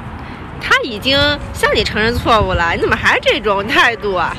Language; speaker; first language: Chinese; native; Chinese